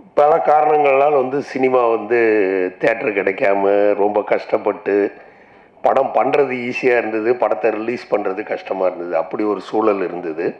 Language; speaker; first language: Tamil; native; Tamil